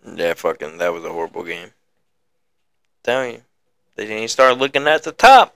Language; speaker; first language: English; native; English